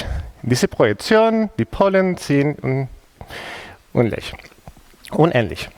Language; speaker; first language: German; non-native, fluent; Spanish